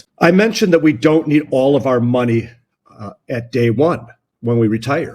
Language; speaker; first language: English; native; English